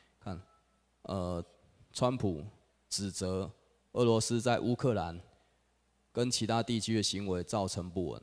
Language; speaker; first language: Chinese; native; Chinese